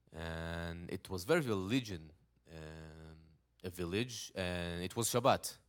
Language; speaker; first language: English; non-native, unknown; Hebrew